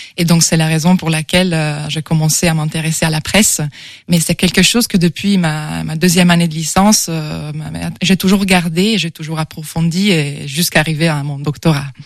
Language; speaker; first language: French; non-native, fluent; Italian